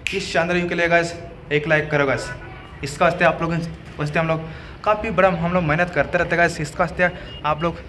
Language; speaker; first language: Hindi; non-native, local second language; Kannada